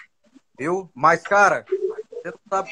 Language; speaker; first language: Portuguese; native; Portuguese